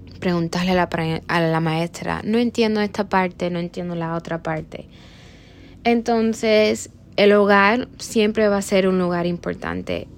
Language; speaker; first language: Spanish; early bilingual, heritage; Spanish